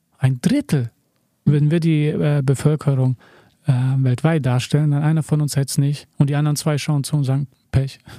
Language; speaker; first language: German; early bilingual, other home language; Serbian